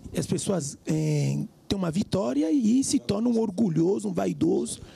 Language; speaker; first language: Portuguese; non-native, fluent; French